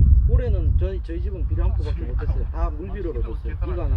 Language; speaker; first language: Korean; native; Korean